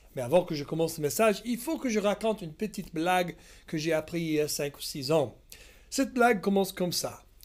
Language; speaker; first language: French; non-native, fluent; English